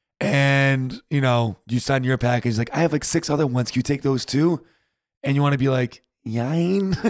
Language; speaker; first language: English; native; English